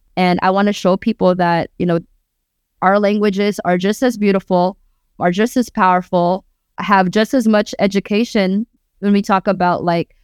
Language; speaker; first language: English; early bilingual, other home language; Waray